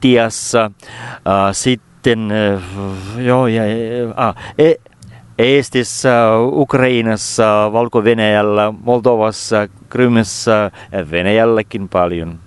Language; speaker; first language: Finnish; non-native, fluent; Russian